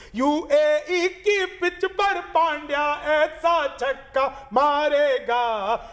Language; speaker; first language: Hindi; native; Hindi